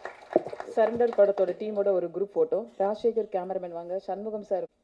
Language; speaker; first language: Tamil; native; Tamil